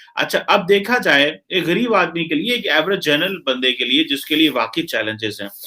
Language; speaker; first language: Urdu; non-native, local second language; Punjabi